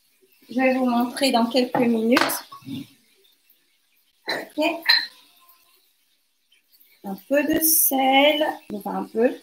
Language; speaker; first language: French; non-native, local second language; Lingala